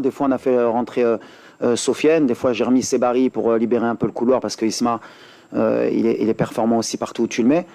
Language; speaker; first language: French; native; French